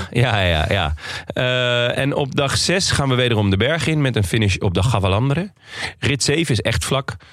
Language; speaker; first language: Dutch; native; Dutch